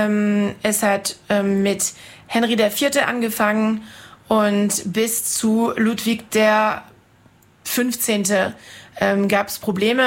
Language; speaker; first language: German; non-native, fluent; French